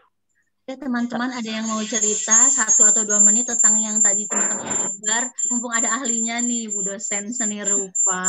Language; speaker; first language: Indonesian; native; Indonesian